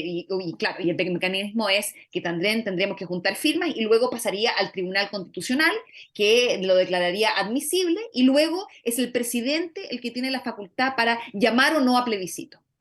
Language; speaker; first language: Spanish; native; Spanish